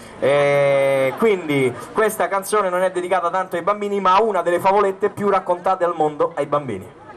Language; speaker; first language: Italian; native; Italian